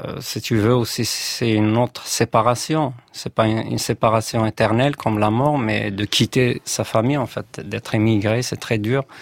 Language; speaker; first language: French; non-native, local second language; Kabyle